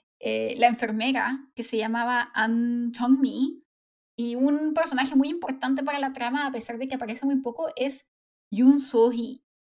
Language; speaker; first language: Spanish; native; Spanish